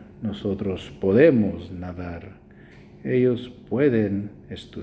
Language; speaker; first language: Spanish; non-native, fluent; English